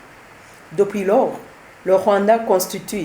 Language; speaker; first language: French; non-native, local second language; Kinyarwanda